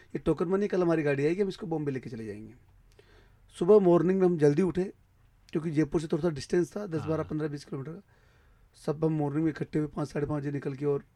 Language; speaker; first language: Hindi; native; Hindi